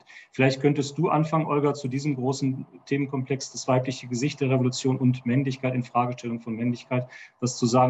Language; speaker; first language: German; native; German